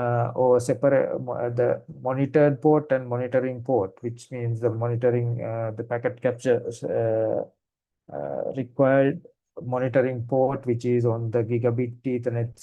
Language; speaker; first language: English; non-native, fluent; Sinhala